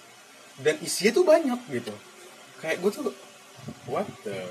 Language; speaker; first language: Indonesian; native; Indonesian